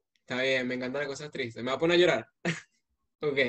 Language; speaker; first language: Spanish; native; Spanish